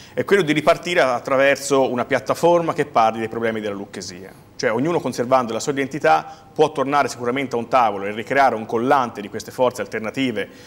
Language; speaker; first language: Italian; native; Italian